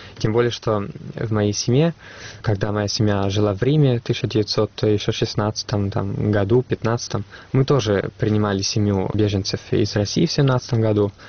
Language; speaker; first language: Russian; non-native, fluent; Italian